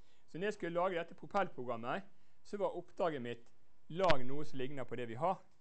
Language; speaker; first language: Norwegian; native; Norwegian